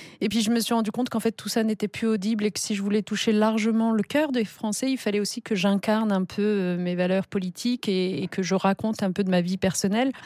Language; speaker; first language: French; early bilingual, other home language; Riffian